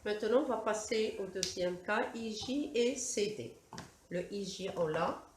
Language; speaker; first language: French; non-native, local second language; Arabic